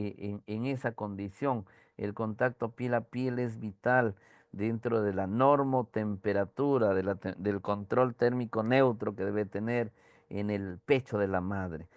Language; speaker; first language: Spanish; native; Spanish